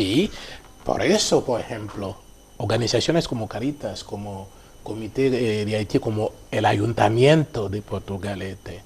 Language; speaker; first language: Spanish; non-native, fluent; Haitian Creole